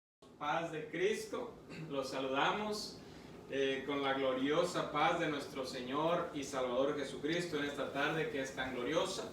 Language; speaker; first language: Spanish; native; Spanish